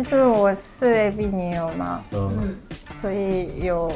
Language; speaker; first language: Chinese; early bilingual, heritage; Japanese